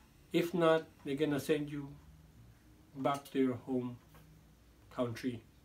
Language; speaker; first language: English; non-native, local second language; Filipino